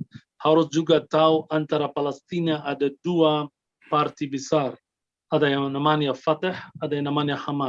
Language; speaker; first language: Indonesian; non-native, fluent; Arabic